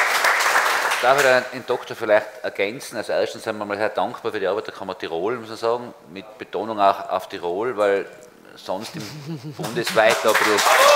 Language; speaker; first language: German; native; German